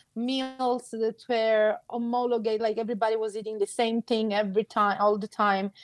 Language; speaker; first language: English; non-native, fluent; Sicilian